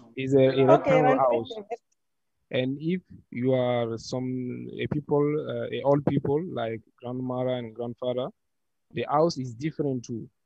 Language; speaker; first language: English; non-native, learner; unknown